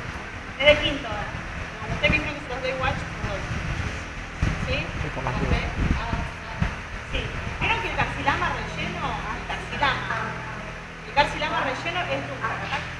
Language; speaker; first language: Spanish; native; Spanish